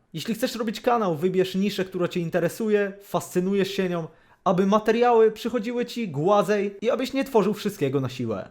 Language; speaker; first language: Polish; native; Polish